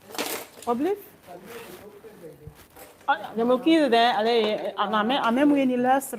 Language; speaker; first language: Dutch; non-native, learner; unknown